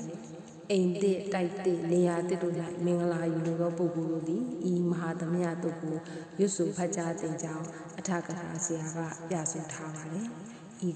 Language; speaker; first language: Burmese; native; Burmese